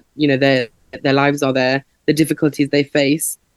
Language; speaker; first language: English; native; English